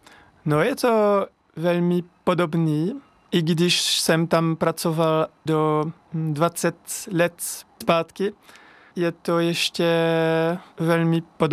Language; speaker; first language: Czech; non-native, fluent; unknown